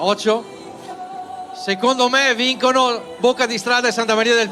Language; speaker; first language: Italian; native; Italian